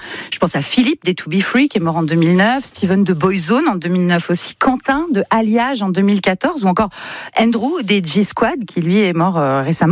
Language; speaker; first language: French; native; French